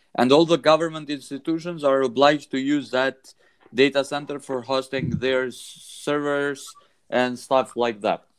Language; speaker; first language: English; non-native, fluent; Albanian